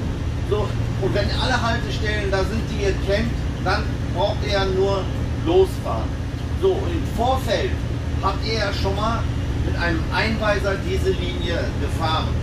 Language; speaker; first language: German; native; German